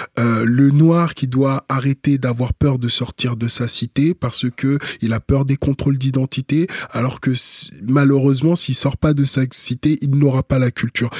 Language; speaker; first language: French; early bilingual, other home language; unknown